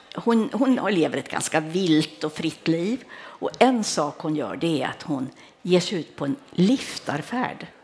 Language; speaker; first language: Swedish; native; Swedish